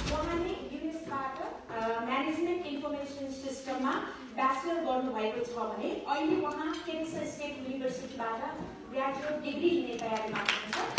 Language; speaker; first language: Nepali; early bilingual, heritage; Nepali